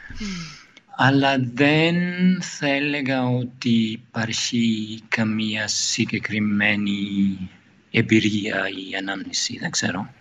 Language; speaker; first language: Greek; non-native, fluent; German